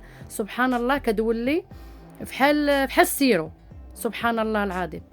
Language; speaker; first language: Arabic; native; Arabic